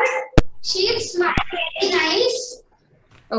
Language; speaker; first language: English; non-native, learner; Marathi